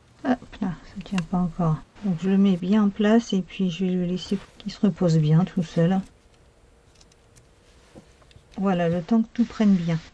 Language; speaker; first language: French; native; French